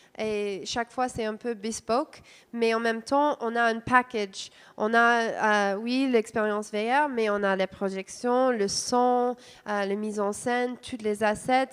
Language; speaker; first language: French; non-native, fluent; English